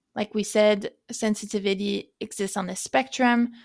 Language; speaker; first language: English; non-native, fluent; French